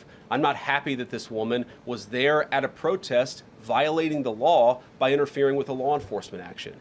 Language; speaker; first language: English; native; English